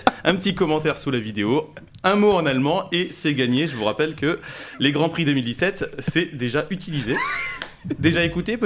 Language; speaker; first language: French; native; French